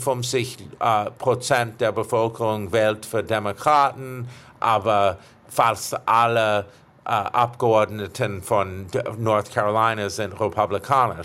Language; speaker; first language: German; non-native, fluent; English